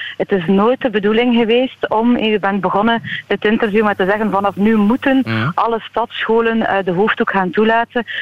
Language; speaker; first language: Dutch; native; Dutch